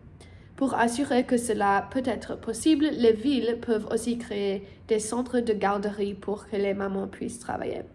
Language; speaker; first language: French; non-native, learner; English